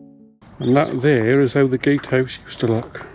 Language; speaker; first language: English; native; English